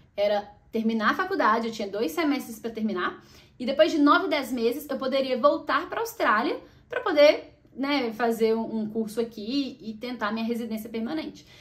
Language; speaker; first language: Portuguese; native; Portuguese